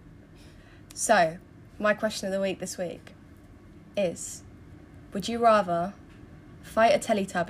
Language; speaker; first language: English; native; English